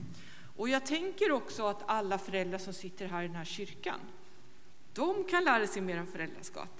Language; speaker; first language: Swedish; native; Swedish